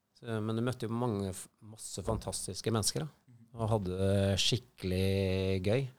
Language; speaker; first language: Norwegian; native; Norwegian